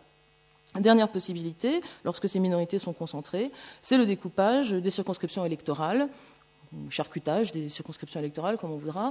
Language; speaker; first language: French; native; French